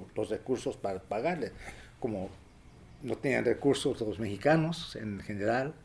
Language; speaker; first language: Spanish; early bilingual, other home language; English